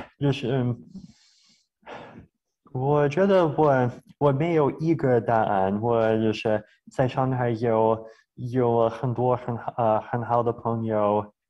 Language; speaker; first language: Chinese; non-native, fluent; Russian